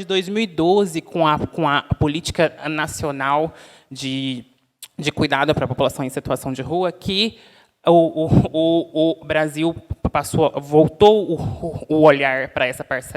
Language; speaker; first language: Portuguese; native; Portuguese